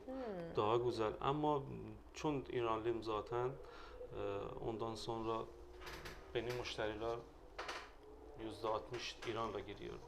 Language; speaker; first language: Turkish; non-native, learner; Persian